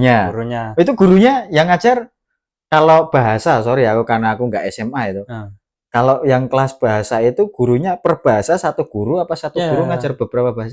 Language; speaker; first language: Indonesian; native; Indonesian